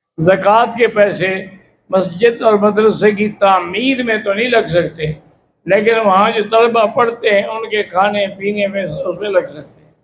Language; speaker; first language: Urdu; native; Urdu